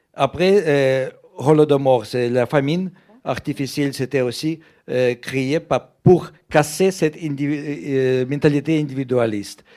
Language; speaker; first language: French; non-native, fluent; Russian